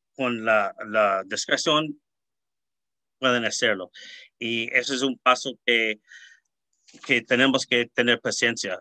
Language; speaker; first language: Spanish; early bilingual, heritage; Spanish